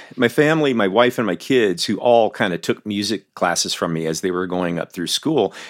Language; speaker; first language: English; native; English